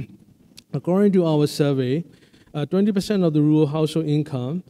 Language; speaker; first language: English; non-native, fluent; Burmese